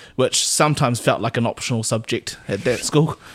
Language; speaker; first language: English; native; English